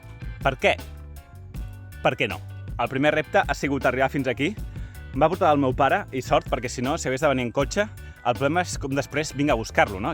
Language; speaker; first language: Catalan; native; Catalan